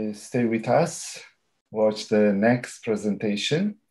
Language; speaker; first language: English; non-native, fluent; Turkish